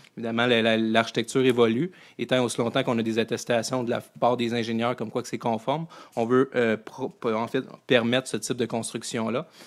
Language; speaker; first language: French; native; French